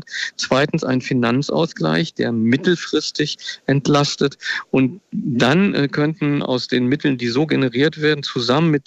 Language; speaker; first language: German; native; German